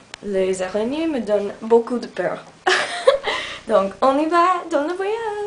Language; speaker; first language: French; non-native, learner; English